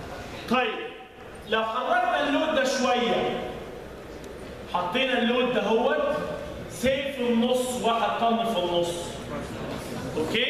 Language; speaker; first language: Arabic; native; Arabic